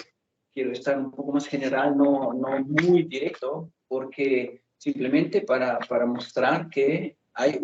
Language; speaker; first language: Spanish; non-native, fluent; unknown